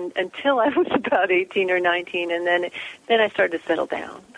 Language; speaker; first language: English; native; English